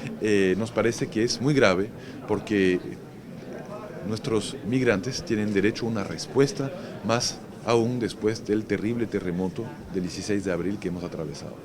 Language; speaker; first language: Spanish; native; Spanish